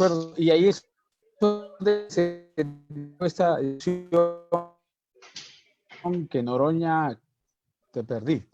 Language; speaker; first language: Spanish; native; Spanish